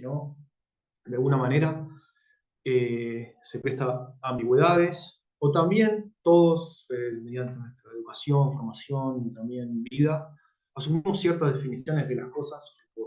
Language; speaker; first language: Spanish; native; Spanish